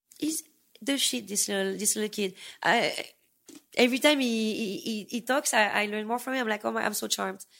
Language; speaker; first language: English; non-native, fluent; French